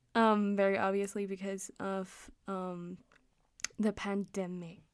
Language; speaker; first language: English; non-native, fluent; Danish